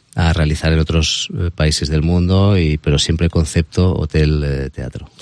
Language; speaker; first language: Spanish; native; Spanish